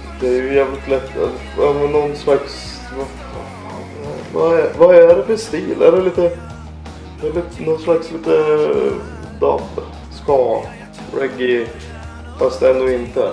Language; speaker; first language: Swedish; native; Swedish